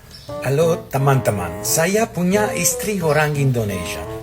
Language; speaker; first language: Indonesian; non-native, learner; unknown